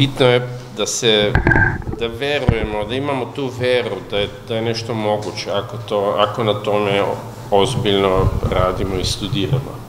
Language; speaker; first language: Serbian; non-native, fluent; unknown